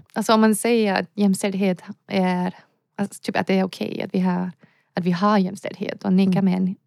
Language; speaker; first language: Swedish; non-native, fluent; German